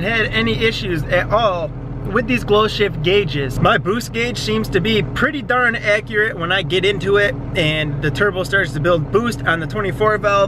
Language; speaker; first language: English; native; English